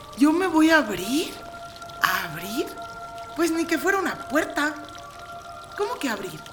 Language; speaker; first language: Spanish; native; Spanish